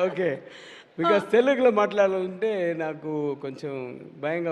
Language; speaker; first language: Telugu; non-native, learner; Tamil